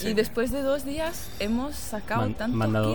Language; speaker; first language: Spanish; non-native, fluent; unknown